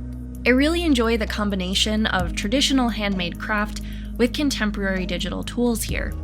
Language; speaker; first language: English; native; English